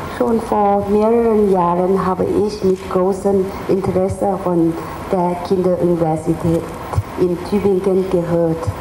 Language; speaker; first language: German; non-native, fluent; Thai